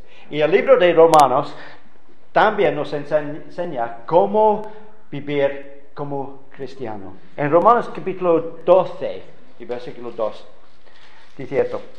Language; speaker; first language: Spanish; non-native, fluent; English